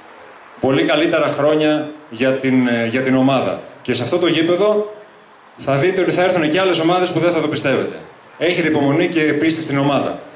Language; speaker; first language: Greek; native; Greek